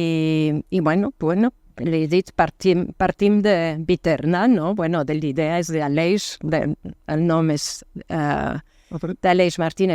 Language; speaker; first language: Catalan; non-native, fluent; French